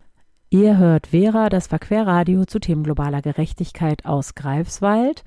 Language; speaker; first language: German; native; German